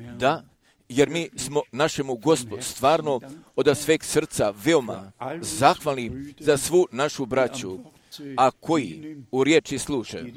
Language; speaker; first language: Croatian; early bilingual, heritage; Serbian